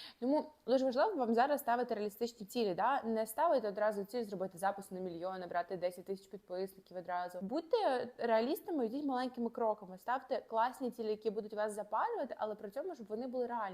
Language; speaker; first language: Ukrainian; native; Ukrainian